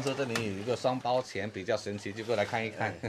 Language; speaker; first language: Chinese; native; Chinese